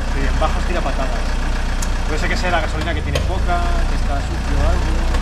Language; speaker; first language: Spanish; native; Spanish